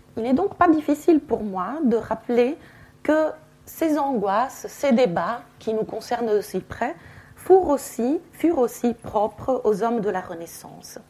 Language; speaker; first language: French; non-native, fluent; Italian